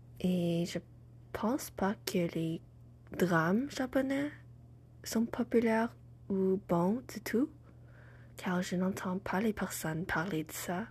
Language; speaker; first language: French; non-native, learner; English